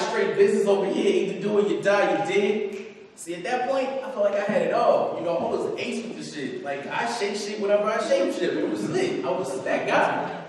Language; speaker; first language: English; native; English